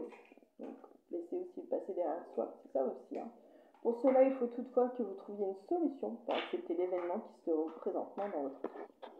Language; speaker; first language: French; native; French